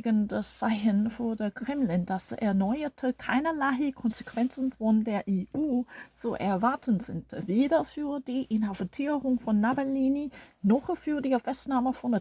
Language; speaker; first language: German; non-native, learner; Korean